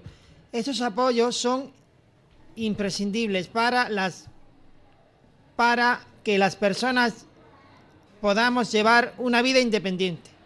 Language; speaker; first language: Spanish; native; Spanish